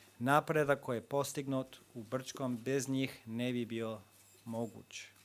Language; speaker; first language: Croatian; non-native, fluent; English